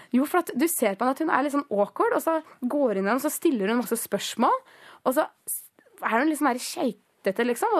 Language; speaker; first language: Norwegian; early bilingual, other home language; Greek